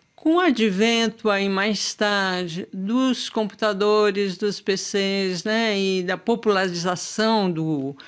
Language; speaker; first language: Portuguese; native; Portuguese